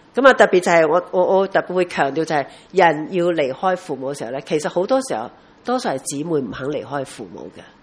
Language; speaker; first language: Chinese; non-native, local second language; Cantonese